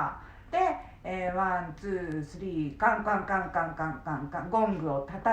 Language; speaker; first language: Japanese; native; Japanese